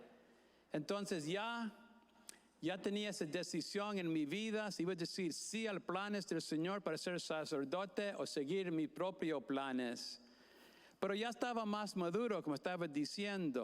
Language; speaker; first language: Spanish; non-native, fluent; English